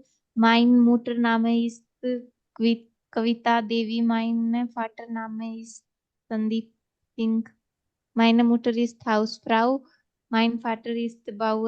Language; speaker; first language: German; non-native, learner; Hindi